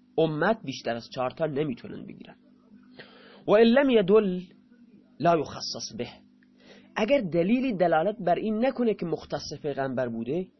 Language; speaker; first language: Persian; non-native, local second language; Baluchi